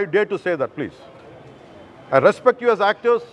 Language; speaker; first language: English; non-native, local second language; Telugu